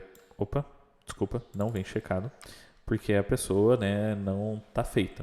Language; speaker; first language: Portuguese; native; Portuguese